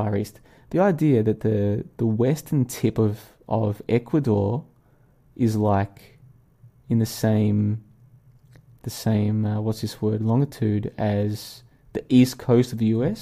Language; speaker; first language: English; native; English